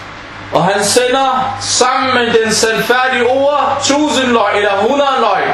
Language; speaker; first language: Danish; non-native, fluent; Arabic